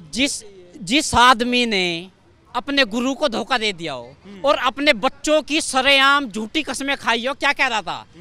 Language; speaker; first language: Hindi; native; Hindi